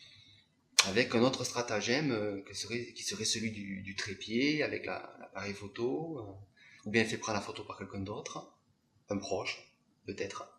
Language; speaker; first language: French; native; French